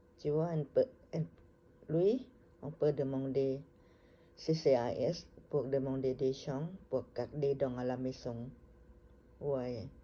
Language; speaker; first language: French; non-native, learner; Thai